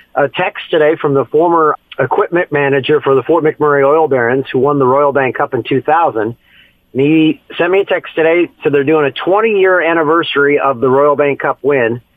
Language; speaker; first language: English; native; English